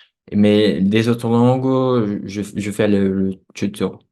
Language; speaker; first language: French; non-native, fluent; Portuguese